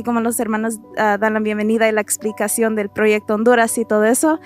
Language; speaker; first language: Spanish; early bilingual, heritage; Spanish